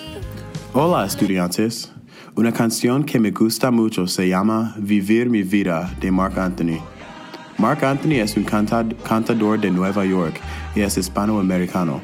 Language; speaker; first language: Spanish; non-native, learner; English